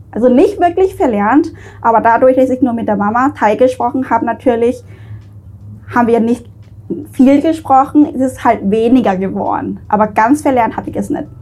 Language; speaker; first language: German; early bilingual, other home language; Thai